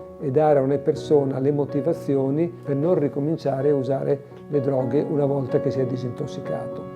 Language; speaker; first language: Italian; native; Italian